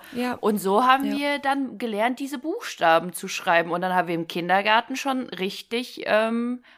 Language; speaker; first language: German; early bilingual, other home language; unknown